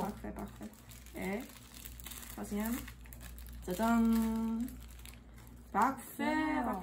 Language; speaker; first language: French; non-native, learner; English